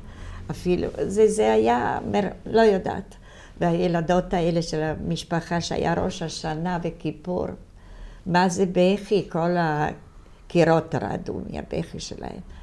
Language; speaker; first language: Hebrew; non-native, fluent; Italian